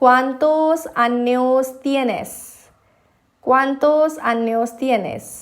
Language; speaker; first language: Spanish; non-native, fluent; Hindi